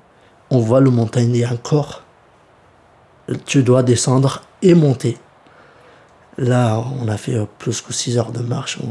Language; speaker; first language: French; early bilingual, other home language; Kurdish